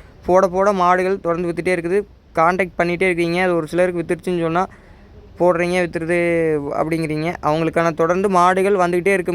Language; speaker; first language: Tamil; native; Tamil